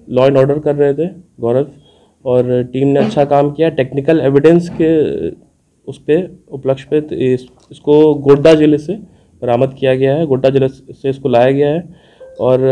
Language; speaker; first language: Hindi; native; Hindi